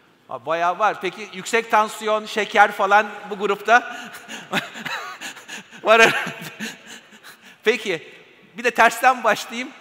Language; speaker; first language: Turkish; native; Turkish